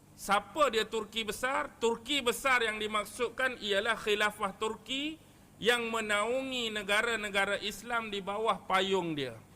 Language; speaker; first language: Malay; native; Malay